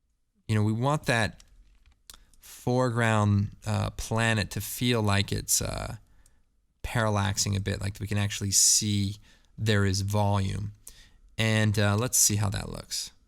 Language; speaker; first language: English; native; English